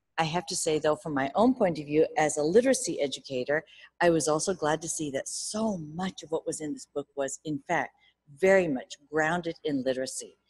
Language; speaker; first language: English; early bilingual, other home language; Japanese